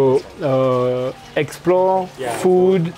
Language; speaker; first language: Nepali; non-native, learner; French